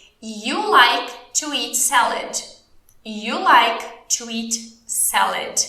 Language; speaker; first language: English; non-native, fluent; Portuguese